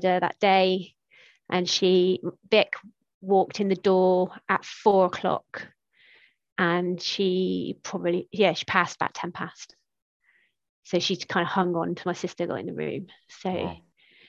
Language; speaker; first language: English; native; English